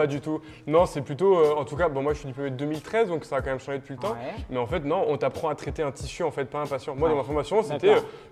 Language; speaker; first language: French; native; French